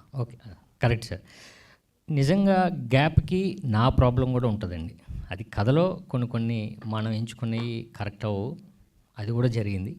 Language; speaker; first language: Telugu; native; Telugu